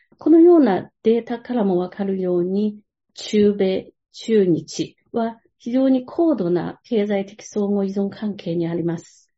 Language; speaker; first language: Japanese; non-native, fluent; Chinese